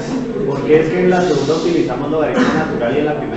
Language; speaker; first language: Spanish; native; Spanish